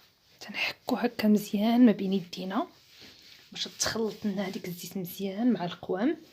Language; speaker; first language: Arabic; native; Arabic